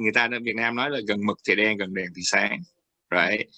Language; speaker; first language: Vietnamese; early bilingual, heritage; Vietnamese